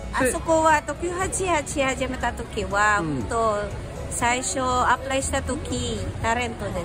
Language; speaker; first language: Japanese; non-native, learner; Filipino